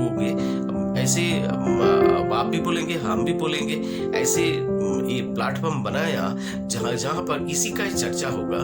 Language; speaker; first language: Hindi; non-native, local second language; Bangla